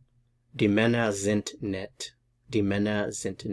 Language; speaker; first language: German; non-native, fluent; English